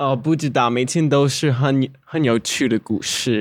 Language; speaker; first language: Chinese; non-native, learner; English